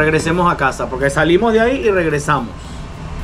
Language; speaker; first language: Spanish; native; Spanish